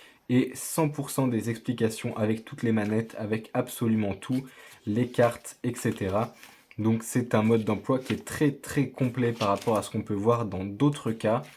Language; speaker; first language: French; native; French